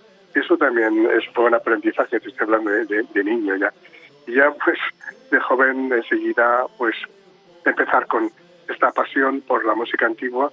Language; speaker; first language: Spanish; native; Spanish